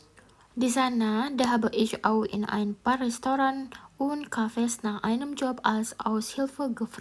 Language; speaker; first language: German; non-native, learner; Indonesian